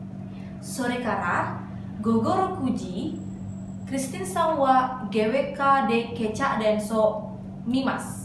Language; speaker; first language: Japanese; non-native, learner; Indonesian